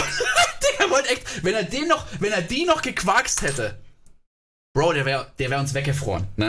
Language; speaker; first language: German; native; German